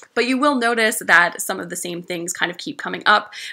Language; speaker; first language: English; native; English